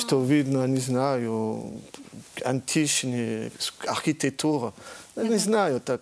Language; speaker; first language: Russian; early bilingual, heritage; French